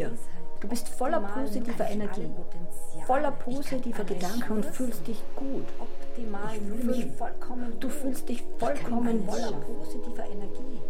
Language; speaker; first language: German; native; German